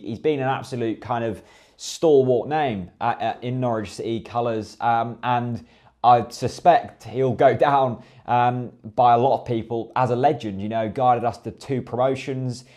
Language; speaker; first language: English; native; English